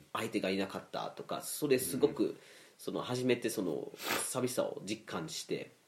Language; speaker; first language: Japanese; non-native, fluent; Swedish